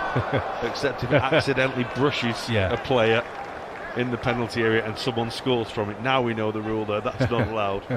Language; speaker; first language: English; native; English